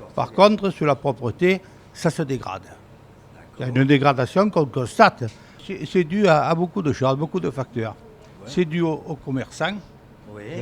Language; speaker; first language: French; native; French